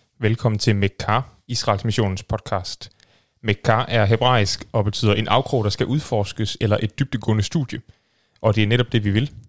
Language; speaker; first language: Danish; native; Danish